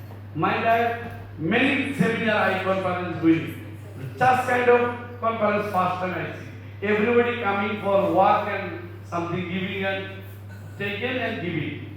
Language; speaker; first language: English; non-native, learner; Bangla